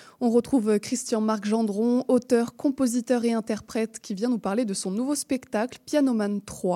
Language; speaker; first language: French; native; French